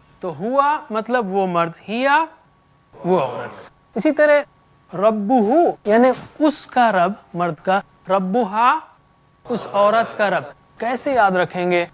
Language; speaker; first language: Urdu; native; Urdu